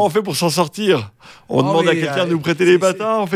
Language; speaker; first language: French; native; French